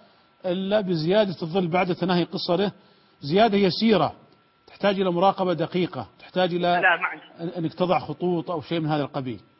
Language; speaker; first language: Arabic; native; Arabic